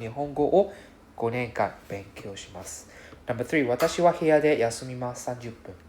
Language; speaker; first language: Japanese; non-native, fluent; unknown